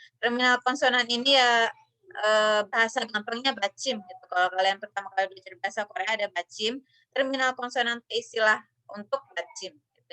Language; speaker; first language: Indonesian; native; Indonesian